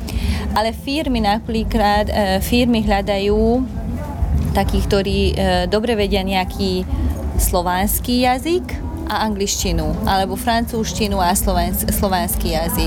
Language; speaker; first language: Slovak; non-native, local second language; Hungarian